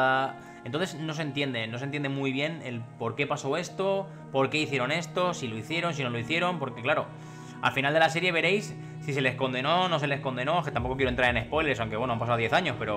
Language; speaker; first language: Spanish; native; Spanish